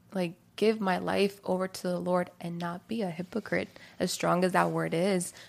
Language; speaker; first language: English; native; English